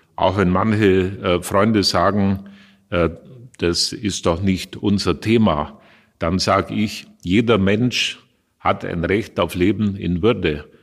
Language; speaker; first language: German; native; German